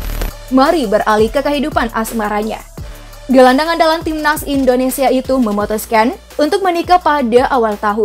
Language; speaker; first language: Indonesian; native; Indonesian